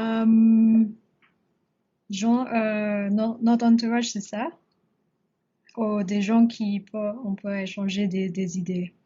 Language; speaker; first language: French; non-native, learner; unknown